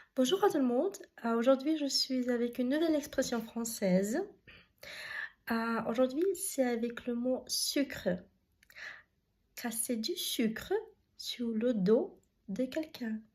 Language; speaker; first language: French; non-native, fluent; Russian